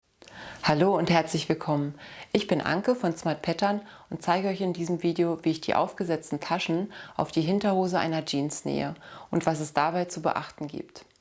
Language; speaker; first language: German; native; German